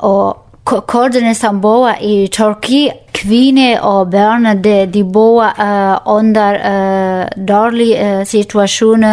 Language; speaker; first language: Danish; non-native, learner; Kurdish